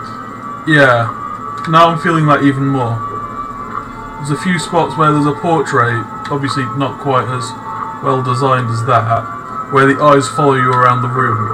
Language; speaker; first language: English; native; English